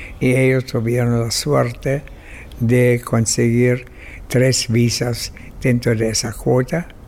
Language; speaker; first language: Spanish; non-native, fluent; German